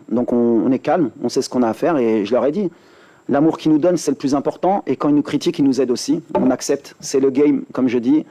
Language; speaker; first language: French; native; French